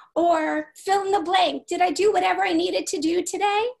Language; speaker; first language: English; native; English